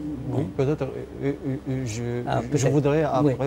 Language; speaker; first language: French; non-native, fluent; Romanian